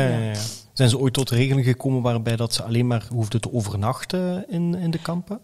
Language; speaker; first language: Dutch; native; Dutch